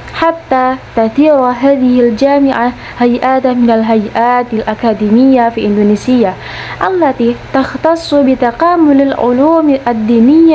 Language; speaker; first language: Arabic; non-native, learner; Indonesian